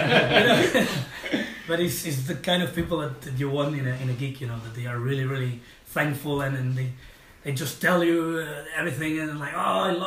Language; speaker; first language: English; non-native, fluent; Spanish